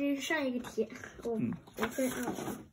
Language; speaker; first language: Chinese; early bilingual, heritage; Chinese